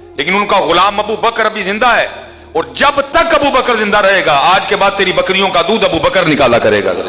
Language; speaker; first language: Urdu; non-native, local second language; Punjabi